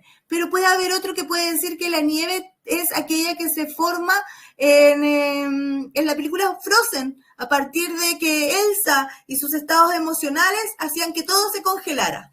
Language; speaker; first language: Spanish; native; Spanish